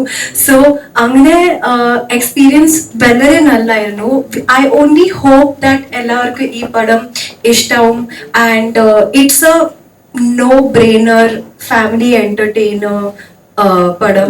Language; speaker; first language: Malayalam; non-native, learner; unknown